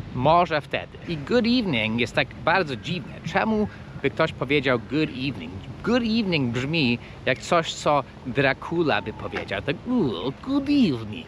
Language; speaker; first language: Polish; non-native, fluent; English